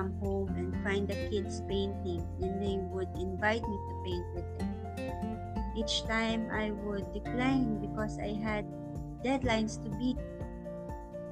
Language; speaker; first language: English; non-native, local second language; Iloko